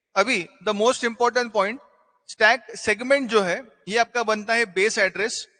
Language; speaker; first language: Hindi; non-native, local second language; Marathi